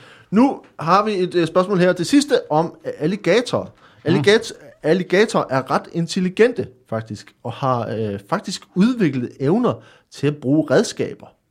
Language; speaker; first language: Danish; native; Danish